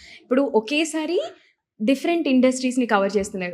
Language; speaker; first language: Telugu; native; Telugu